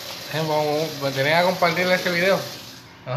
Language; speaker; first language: Spanish; native; Spanish